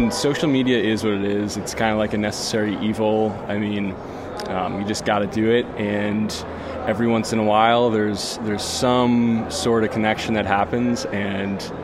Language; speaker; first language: English; native; English